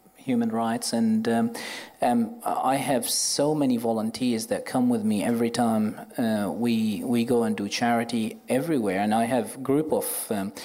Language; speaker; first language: English; non-native, fluent; Arabic